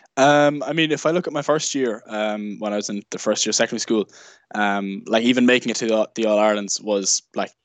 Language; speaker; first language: English; native; English